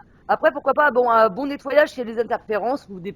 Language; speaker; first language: French; native; French